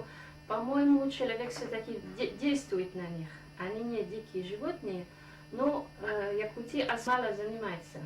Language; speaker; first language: Russian; non-native, fluent; French